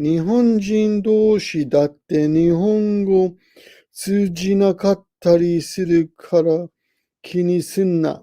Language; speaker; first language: Japanese; non-native, fluent; English